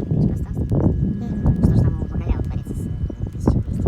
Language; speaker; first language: Russian; native; Russian